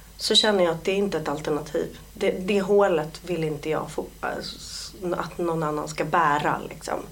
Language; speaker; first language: Swedish; early bilingual, other home language; Polish